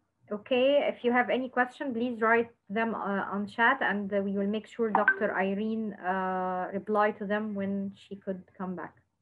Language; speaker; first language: English; non-native, fluent; Arabic